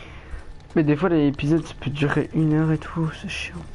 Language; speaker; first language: French; native; French